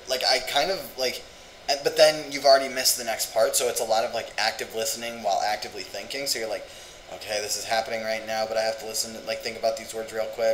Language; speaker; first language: English; native; English